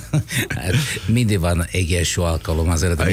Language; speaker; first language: Hungarian; non-native, fluent; Italian